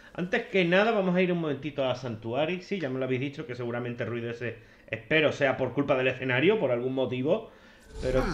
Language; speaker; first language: Spanish; native; Spanish